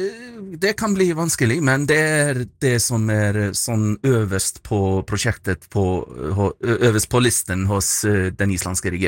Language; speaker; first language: Norwegian; non-native, fluent; Icelandic